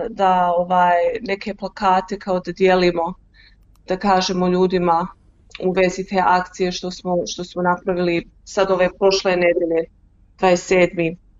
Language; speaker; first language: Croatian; early bilingual, heritage; Croatian